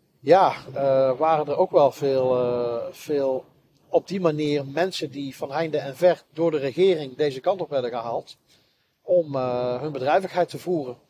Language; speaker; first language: Dutch; native; Dutch